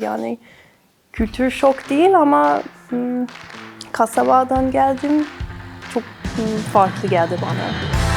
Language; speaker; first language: Turkish; non-native, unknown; English